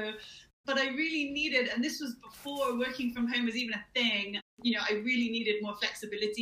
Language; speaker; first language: English; native; English